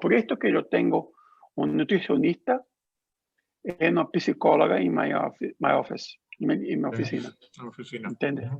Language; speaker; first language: Spanish; non-native, learner; Portuguese